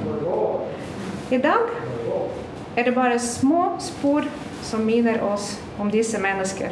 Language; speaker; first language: Norwegian; non-native, fluent; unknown